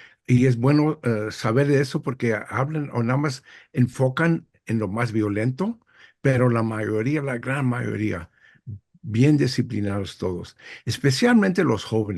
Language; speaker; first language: Spanish; early bilingual, heritage; English